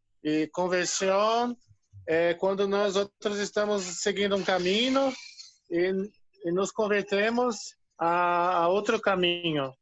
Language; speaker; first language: Spanish; non-native, fluent; Portuguese